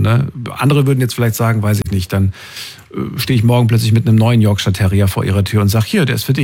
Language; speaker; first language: German; native; German